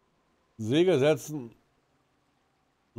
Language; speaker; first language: German; native; German